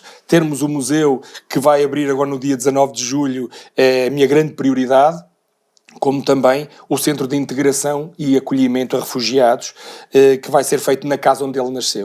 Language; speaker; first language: Portuguese; native; Portuguese